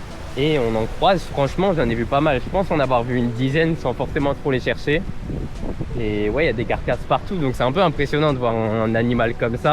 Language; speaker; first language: French; native; French